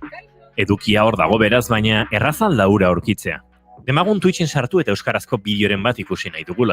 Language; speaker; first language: Basque; native; Basque